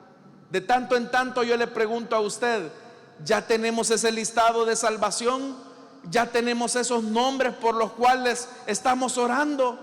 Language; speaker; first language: Spanish; native; Spanish